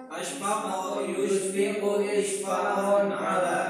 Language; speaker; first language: Arabic; non-native, fluent; Indonesian